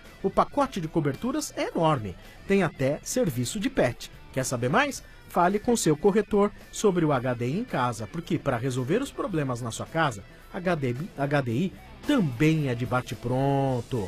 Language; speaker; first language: Portuguese; native; Portuguese